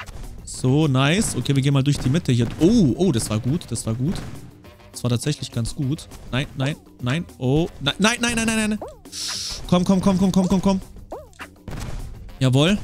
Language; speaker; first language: German; native; German